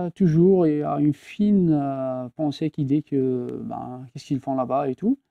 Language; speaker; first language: French; non-native, local second language; Kabyle